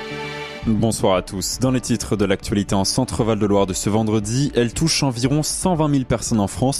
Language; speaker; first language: French; native; French